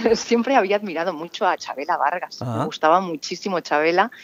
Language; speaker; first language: Spanish; native; Spanish